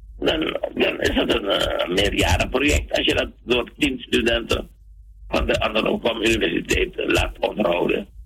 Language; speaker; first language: Dutch; native; Dutch